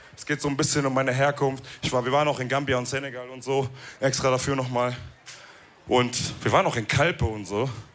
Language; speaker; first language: German; early bilingual, other home language; Wolof